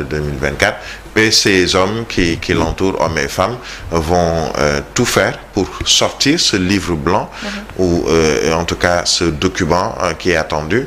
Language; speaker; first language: French; non-native, local second language; Wolof